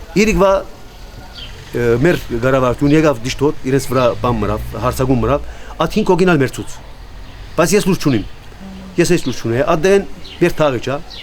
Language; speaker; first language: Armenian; native; Armenian